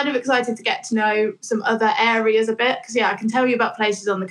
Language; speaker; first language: English; native; English